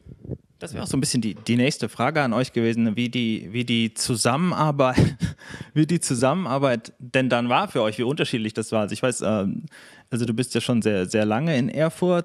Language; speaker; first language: German; native; German